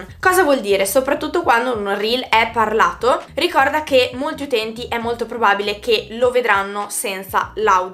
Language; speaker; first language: Italian; native; Italian